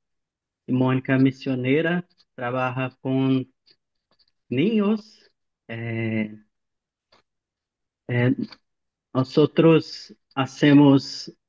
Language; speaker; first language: Spanish; non-native, learner; Portuguese